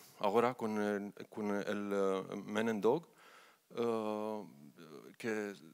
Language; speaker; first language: Spanish; non-native, learner; Romanian